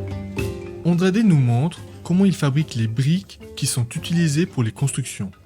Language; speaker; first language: French; native; French